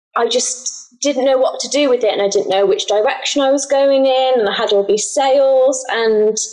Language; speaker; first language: English; native; English